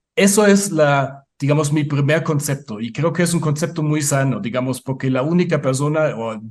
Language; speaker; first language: Spanish; non-native, fluent; German